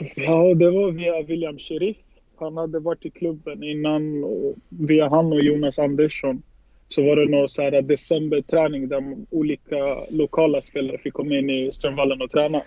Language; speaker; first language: Swedish; early bilingual, other home language; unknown